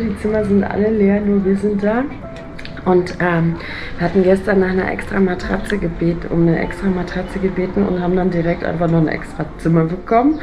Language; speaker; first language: German; native; German